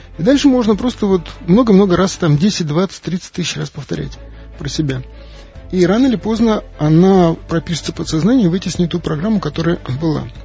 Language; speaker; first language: Russian; native; Russian